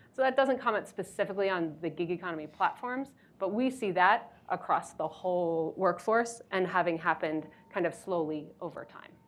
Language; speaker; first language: English; native; English